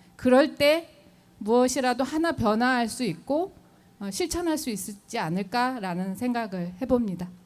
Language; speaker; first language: Korean; native; Korean